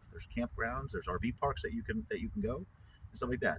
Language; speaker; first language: English; native; English